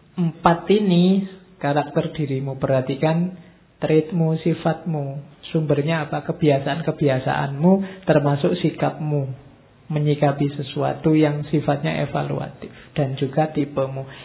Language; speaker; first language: Indonesian; non-native, local second language; Javanese